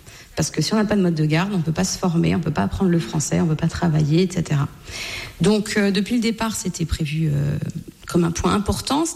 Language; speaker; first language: French; native; French